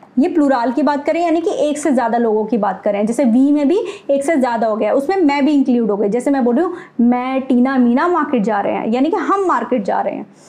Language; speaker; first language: Hindi; native; Hindi